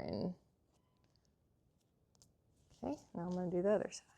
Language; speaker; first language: English; native; English